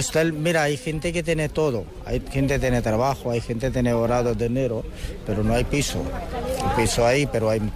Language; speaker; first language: Spanish; non-native, learner; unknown